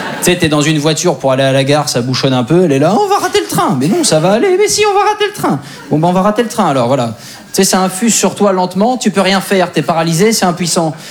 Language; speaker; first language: French; native; French